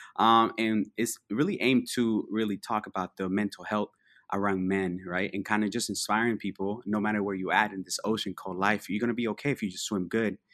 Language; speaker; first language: English; early bilingual, other home language; Spanish